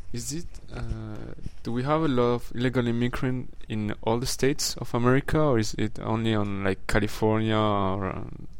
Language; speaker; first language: English; non-native, fluent; French